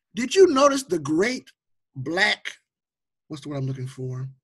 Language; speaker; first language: English; native; English